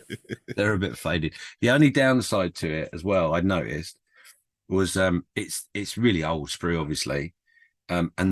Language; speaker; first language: English; native; English